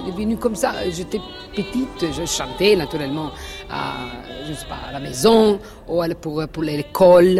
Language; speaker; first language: French; non-native, fluent; Italian